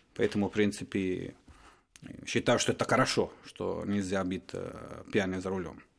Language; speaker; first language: Russian; non-native, fluent; Italian